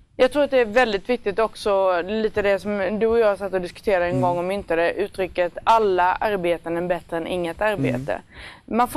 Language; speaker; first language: Swedish; native; Swedish